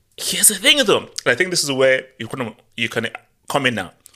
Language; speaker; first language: English; non-native, local second language; Yoruba